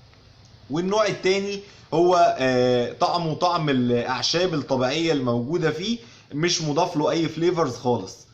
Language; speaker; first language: Arabic; native; Arabic